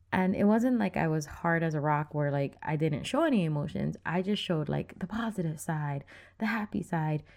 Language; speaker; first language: English; native; English